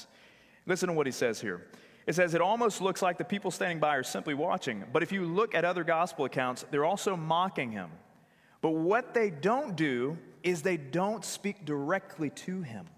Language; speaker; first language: English; native; English